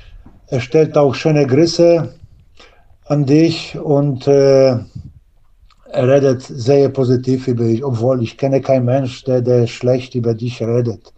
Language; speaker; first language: German; non-native, learner; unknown